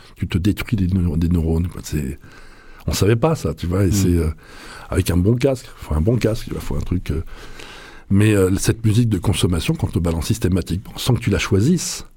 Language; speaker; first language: French; native; French